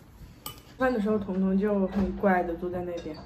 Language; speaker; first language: Chinese; native; Chinese